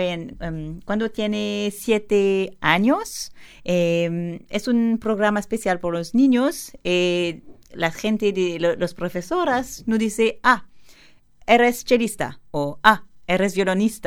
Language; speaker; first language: Spanish; non-native, learner; French